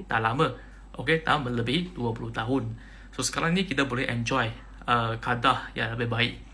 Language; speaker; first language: Malay; native; Malay